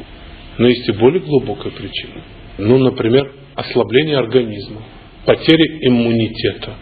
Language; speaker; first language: Russian; native; Russian